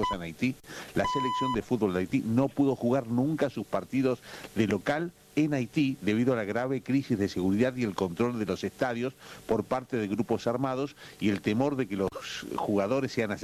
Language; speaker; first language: Spanish; native; Spanish